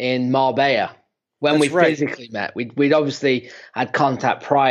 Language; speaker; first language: English; native; English